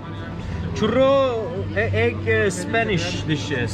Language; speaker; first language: Hindi; non-native, learner; Turkish